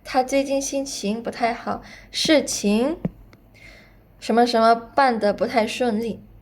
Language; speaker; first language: Chinese; non-native, fluent; Indonesian